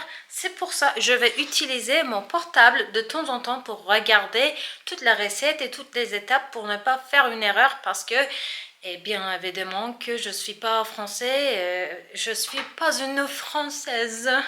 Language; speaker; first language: French; non-native, learner; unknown